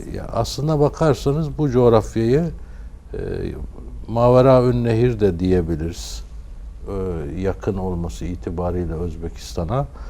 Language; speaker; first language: Turkish; native; Turkish